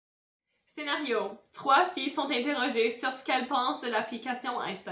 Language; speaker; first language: French; non-native, fluent; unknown